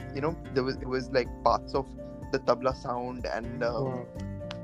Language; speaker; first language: English; non-native, local second language; Marathi